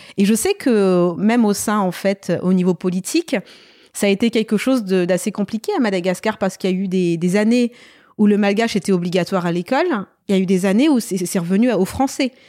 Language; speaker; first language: French; non-native, local second language; Malagasy